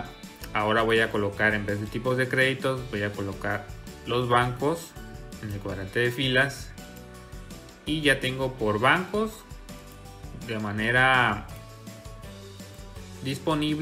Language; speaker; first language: Spanish; native; Spanish